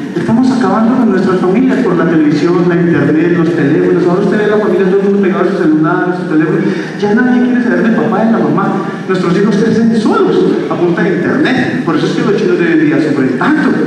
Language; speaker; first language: Spanish; native; Spanish